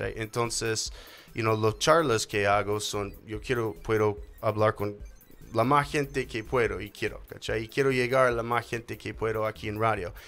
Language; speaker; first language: Spanish; non-native, learner; English